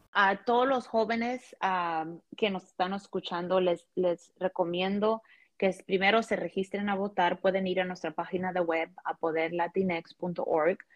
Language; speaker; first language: Spanish; early bilingual, heritage; Spanish